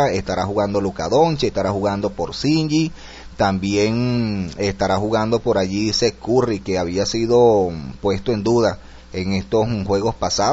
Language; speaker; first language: Spanish; native; Spanish